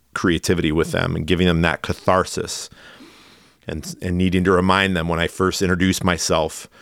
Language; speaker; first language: English; native; English